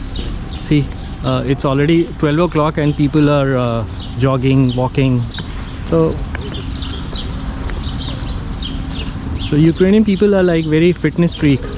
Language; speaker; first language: English; non-native, local second language; Hindi